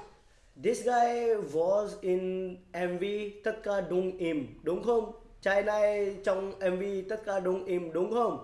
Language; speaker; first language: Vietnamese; non-native, learner; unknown